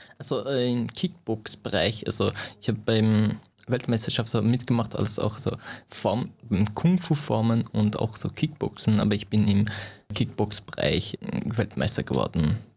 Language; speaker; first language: German; non-native, fluent; Persian